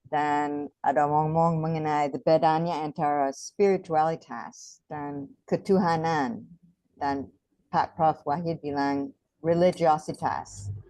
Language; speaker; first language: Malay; non-native, fluent; English